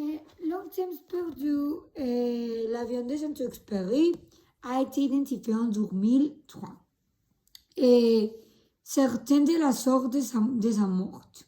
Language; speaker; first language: French; non-native, learner; Spanish